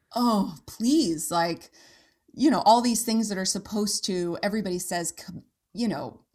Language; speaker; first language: English; native; English